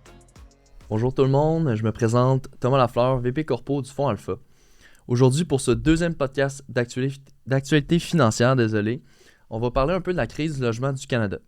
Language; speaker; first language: French; native; French